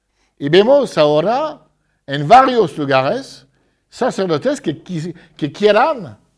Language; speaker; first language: Spanish; non-native, fluent; French